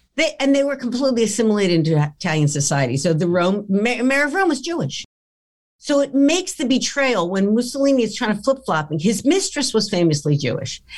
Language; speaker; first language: English; early bilingual, other home language; Italian